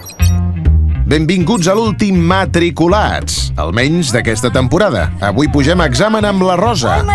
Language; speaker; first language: Catalan; native; Catalan